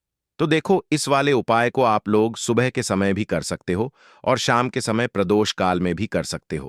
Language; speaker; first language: Hindi; native; Hindi